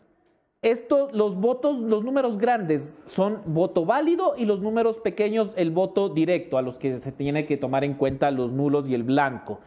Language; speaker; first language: Spanish; native; Spanish